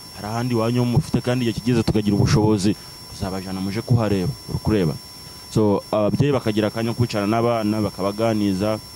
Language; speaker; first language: Kinyarwanda; early bilingual, heritage; Kinyarwanda